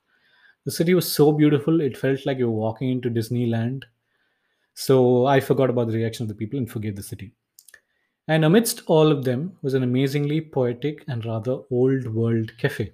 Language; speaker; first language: English; non-native, local second language; Tamil